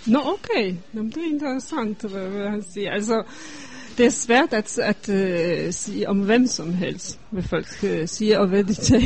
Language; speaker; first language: Danish; non-native, fluent; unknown